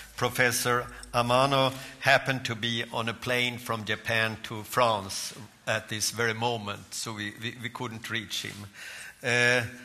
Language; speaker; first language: English; non-native, fluent; Swedish